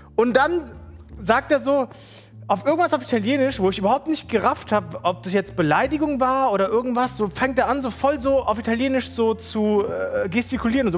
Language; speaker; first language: German; early bilingual, other home language; Italian